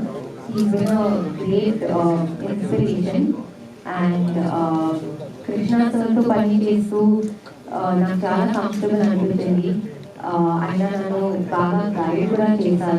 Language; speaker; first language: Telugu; non-native, learner; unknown